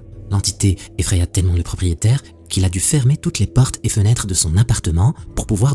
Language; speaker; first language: French; native; French